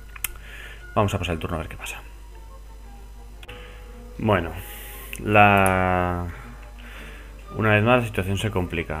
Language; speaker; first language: Spanish; native; Spanish